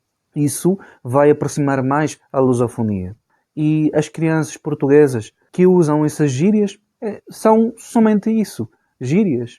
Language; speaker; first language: Portuguese; non-native, fluent; Spanish